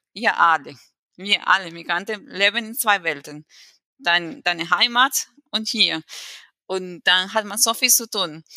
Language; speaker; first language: German; non-native, fluent; Spanish